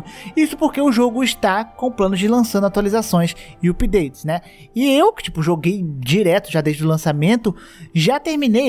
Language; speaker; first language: Portuguese; native; Portuguese